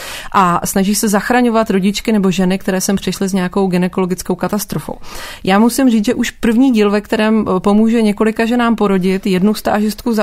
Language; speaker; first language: Czech; native; Czech